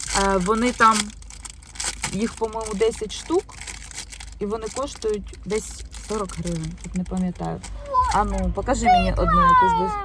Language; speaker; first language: Ukrainian; non-native, local second language; Russian